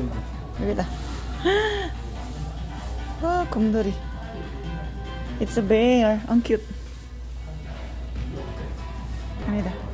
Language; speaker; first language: Korean; non-native, learner; Filipino